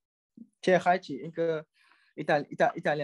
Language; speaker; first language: Armenian; non-native, learner; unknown